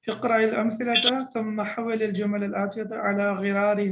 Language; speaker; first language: Arabic; non-native, fluent; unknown